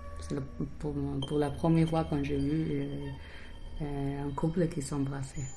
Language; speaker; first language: French; non-native, learner; Persian